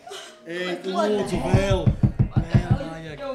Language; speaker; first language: Latvian; native; Latvian